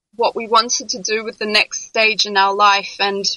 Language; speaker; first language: English; native; English